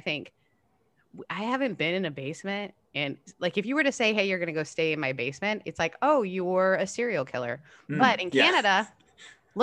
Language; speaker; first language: English; native; English